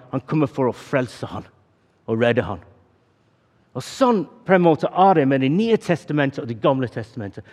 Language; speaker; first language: Norwegian; non-native, fluent; English